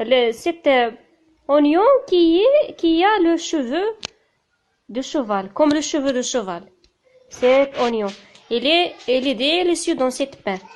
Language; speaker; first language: French; non-native, learner; Tachelhit